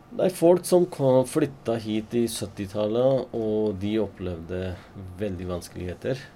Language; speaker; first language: Norwegian; non-native, fluent; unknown